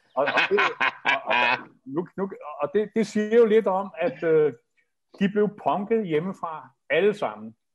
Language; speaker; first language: Danish; native; Danish